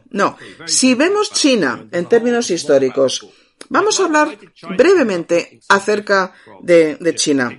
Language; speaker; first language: Spanish; non-native, fluent; English